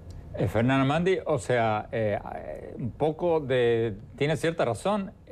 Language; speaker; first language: Spanish; native; Spanish